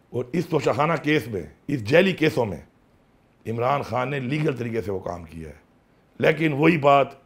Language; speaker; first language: Urdu; non-native, local second language; Pashto